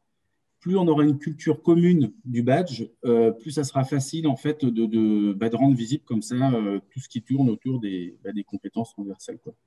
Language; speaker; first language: French; native; French